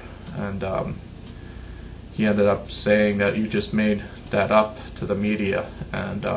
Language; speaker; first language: English; native; English